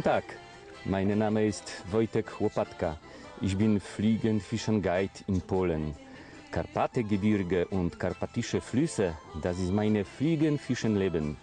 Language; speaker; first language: German; non-native, learner; Polish